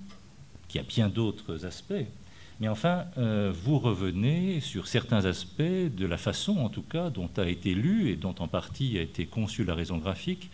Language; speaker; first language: French; native; French